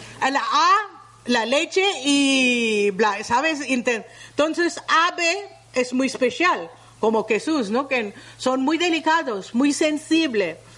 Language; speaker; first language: Spanish; non-native, learner; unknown